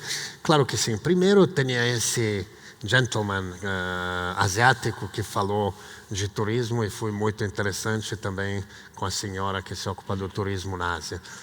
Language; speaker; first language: Portuguese; non-native, fluent; Italian